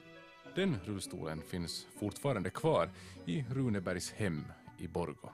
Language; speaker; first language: Swedish; native; Swedish